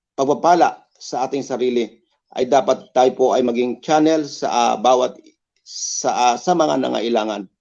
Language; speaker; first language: Filipino; native; Filipino